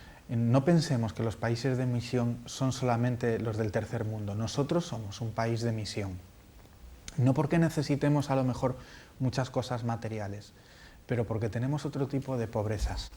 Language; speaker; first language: Spanish; native; Spanish